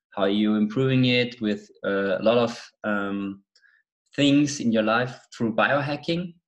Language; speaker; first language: English; non-native, fluent; German